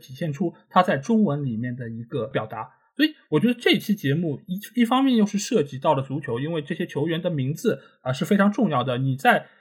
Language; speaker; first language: Chinese; non-native, local second language; Wu Chinese